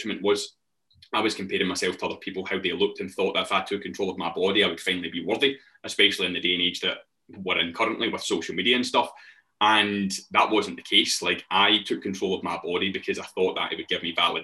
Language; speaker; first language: English; native; English